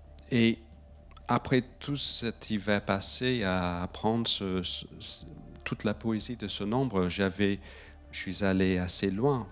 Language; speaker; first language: French; non-native, fluent; English